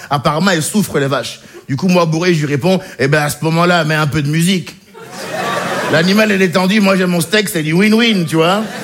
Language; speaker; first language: French; native; French